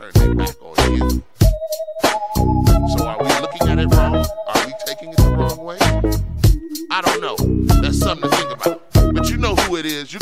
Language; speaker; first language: English; native; English